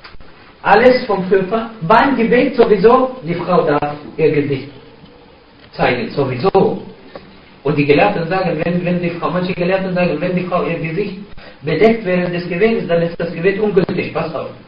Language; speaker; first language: German; non-native, fluent; Arabic